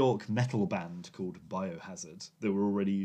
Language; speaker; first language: English; native; English